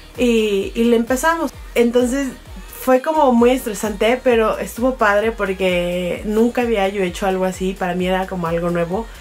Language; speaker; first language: Spanish; native; Spanish